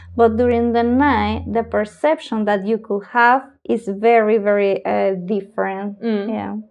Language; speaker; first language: English; non-native, learner; Spanish